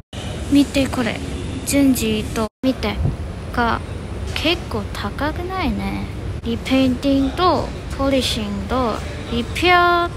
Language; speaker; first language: Japanese; non-native, fluent; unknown